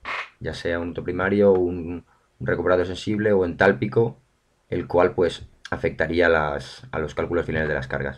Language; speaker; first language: Spanish; native; Spanish